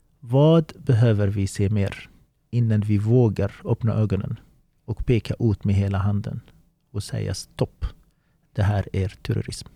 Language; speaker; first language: Swedish; early bilingual, other home language; Arabic